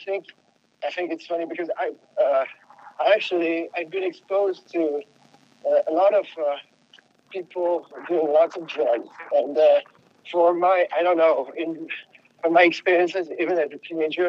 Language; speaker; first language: English; non-native, fluent; French